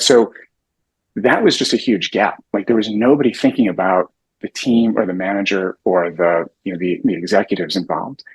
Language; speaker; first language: English; native; English